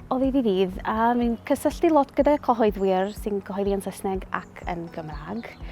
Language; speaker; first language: Welsh; non-native, local second language; English